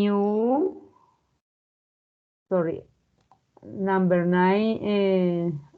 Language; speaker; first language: English; non-native, fluent; Spanish